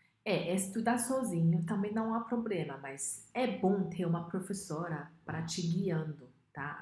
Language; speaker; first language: Portuguese; non-native, fluent; Chinese